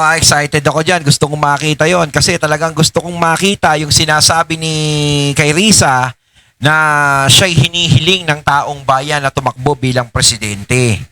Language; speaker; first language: Filipino; native; Filipino